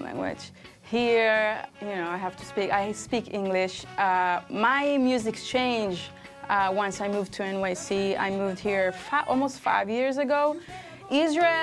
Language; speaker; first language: English; non-native, fluent; Hebrew